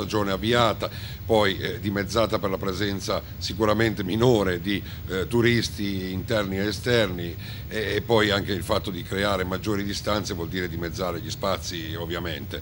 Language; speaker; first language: Italian; native; Italian